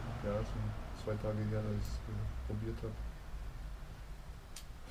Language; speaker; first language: German; native; German